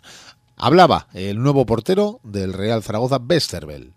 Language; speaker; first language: Spanish; native; Spanish